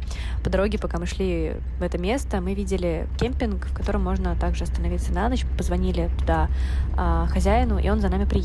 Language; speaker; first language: Russian; native; Russian